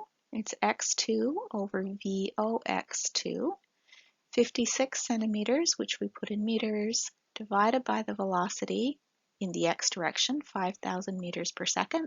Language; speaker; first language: English; native; English